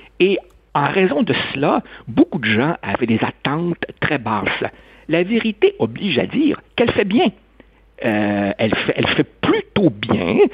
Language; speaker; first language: French; native; French